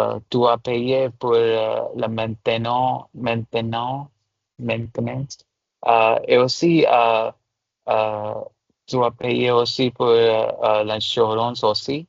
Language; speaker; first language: French; non-native, learner; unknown